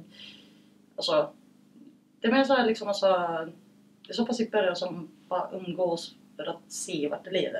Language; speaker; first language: Swedish; early bilingual, other home language; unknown